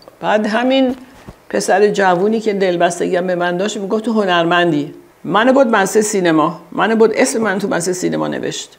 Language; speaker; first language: Persian; early bilingual, heritage; Persian